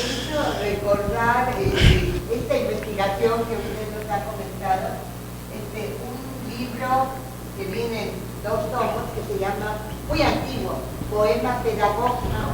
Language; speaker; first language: Spanish; native; Spanish